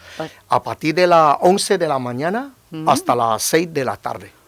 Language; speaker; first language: Spanish; non-native, learner; Chinese